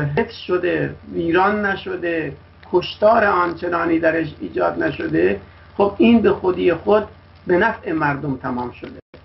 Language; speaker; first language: Persian; non-native, local second language; Kurdish